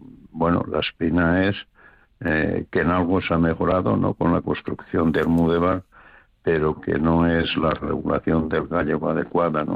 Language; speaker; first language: Spanish; native; Spanish